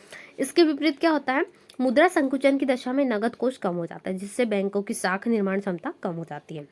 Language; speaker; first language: Hindi; native; Hindi